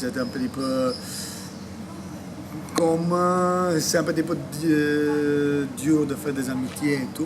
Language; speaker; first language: French; non-native, fluent; Croatian